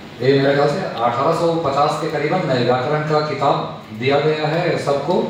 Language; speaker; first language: Hindi; non-native, local second language; Telugu